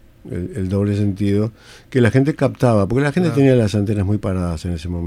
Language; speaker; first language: Spanish; native; Spanish